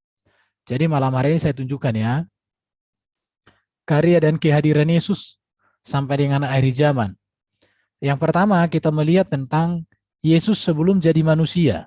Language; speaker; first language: Indonesian; native; Indonesian